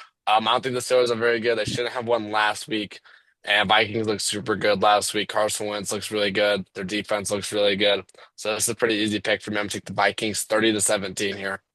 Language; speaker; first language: English; native; English